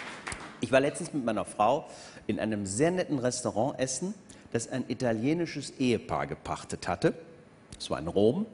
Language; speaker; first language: German; native; German